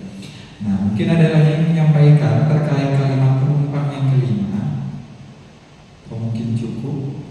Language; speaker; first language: Indonesian; native; Indonesian